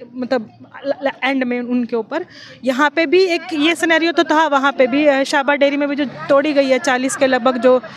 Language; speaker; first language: Hindi; native; Hindi